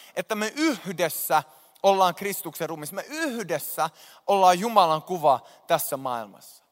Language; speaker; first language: Finnish; native; Finnish